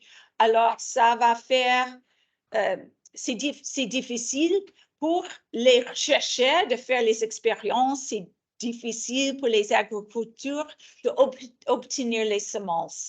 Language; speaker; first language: French; non-native, fluent; English